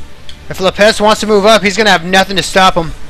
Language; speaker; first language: English; native; English